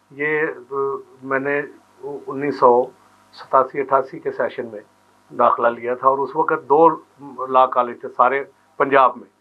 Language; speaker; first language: Urdu; non-native, local second language; Punjabi